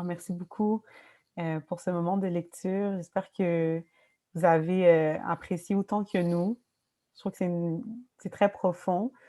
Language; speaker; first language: French; native; French